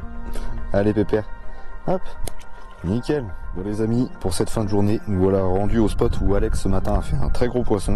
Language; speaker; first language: French; native; French